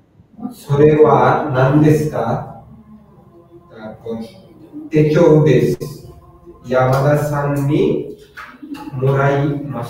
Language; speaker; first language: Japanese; non-native, learner; Bangla